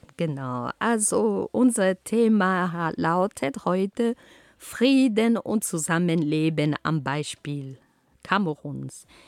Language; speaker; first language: German; non-native, fluent; Ghomala